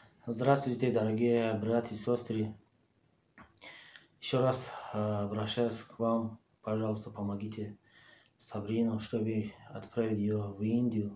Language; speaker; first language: Russian; non-native, learner; Tajik